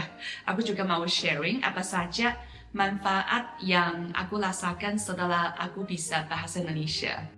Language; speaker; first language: Indonesian; non-native, fluent; Chinese